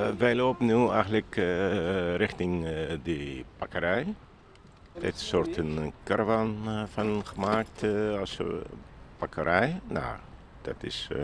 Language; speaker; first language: Dutch; non-native, learner; Arabic